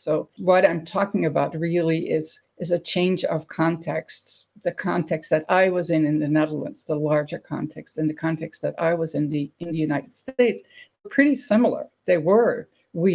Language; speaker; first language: English; non-native, fluent; Dutch